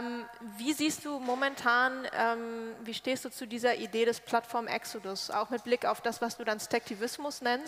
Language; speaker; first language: German; native; German